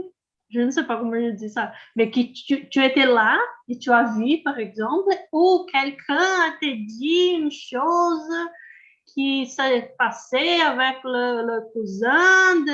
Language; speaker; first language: French; non-native, learner; Portuguese